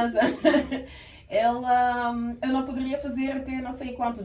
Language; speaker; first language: Portuguese; early bilingual, heritage; Portuguese